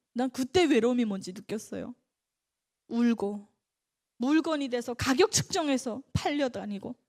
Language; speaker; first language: Korean; native; Korean